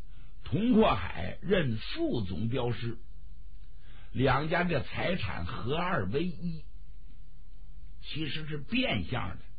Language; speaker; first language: Chinese; native; Chinese